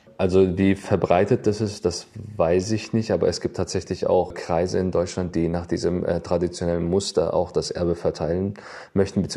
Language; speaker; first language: German; native; German